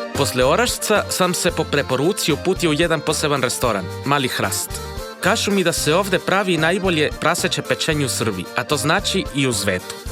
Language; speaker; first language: Croatian; non-native, fluent; Spanish